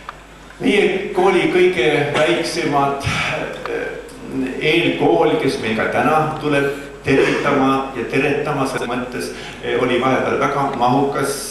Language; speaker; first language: Estonian; native; Estonian